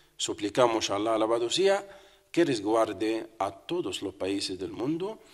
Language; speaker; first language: Spanish; non-native, fluent; Arabic